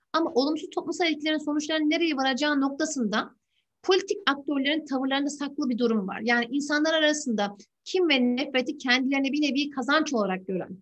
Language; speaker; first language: Turkish; native; Turkish